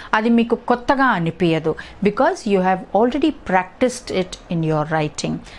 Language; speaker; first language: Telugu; early bilingual, heritage; Telugu